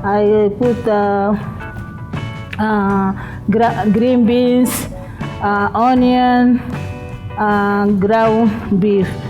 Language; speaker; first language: English; non-native, learner; Arabic